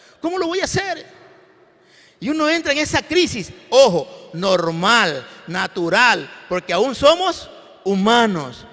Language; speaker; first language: Spanish; native; Spanish